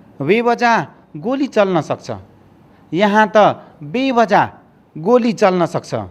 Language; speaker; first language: Nepali; early bilingual, heritage; Nepali